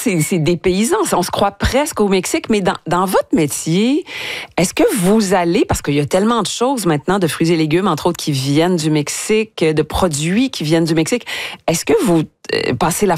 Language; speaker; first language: French; native; French